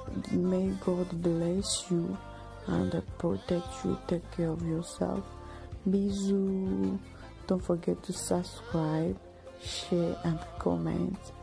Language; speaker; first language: English; non-native, learner; French